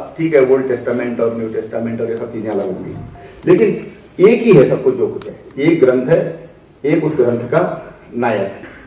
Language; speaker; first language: Hindi; native; Hindi